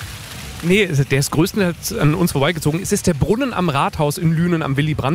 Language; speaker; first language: German; native; German